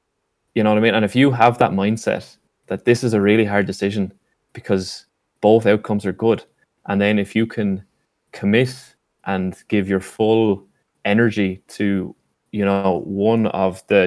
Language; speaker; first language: English; native; English